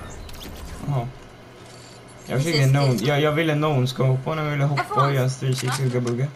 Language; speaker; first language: Swedish; native; Swedish